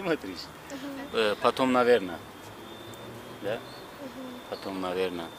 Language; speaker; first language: Russian; non-native, learner; Turkish